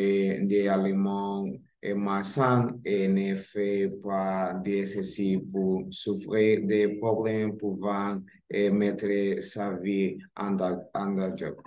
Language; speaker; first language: French; non-native, learner; Spanish